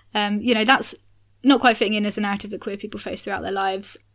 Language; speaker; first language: English; native; English